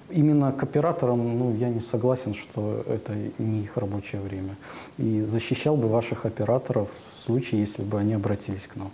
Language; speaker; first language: Russian; native; Russian